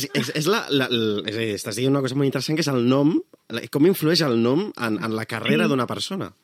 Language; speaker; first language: Catalan; early bilingual, other home language; Arabic